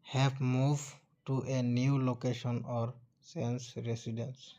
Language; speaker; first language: English; non-native, local second language; Assamese